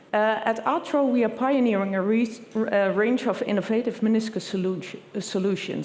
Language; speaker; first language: English; non-native, fluent; Dutch